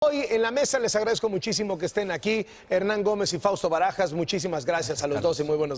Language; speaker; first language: Spanish; native; Spanish